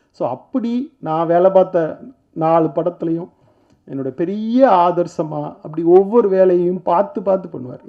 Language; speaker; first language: Tamil; native; Tamil